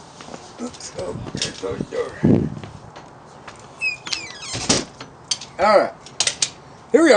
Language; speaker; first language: English; native; English